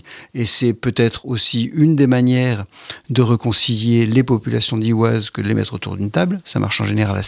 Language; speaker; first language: French; native; French